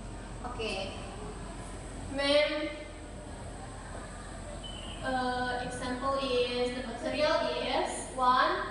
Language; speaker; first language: English; non-native, learner; Indonesian